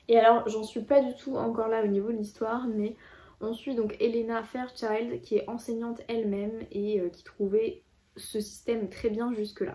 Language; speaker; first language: French; native; French